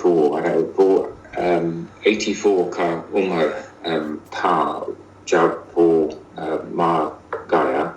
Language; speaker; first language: Hindi; non-native, learner; English